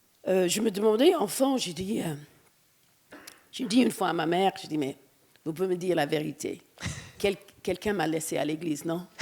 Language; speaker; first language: French; non-native, fluent; English